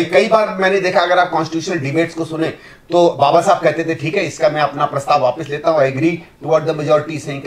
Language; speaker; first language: Hindi; native; Hindi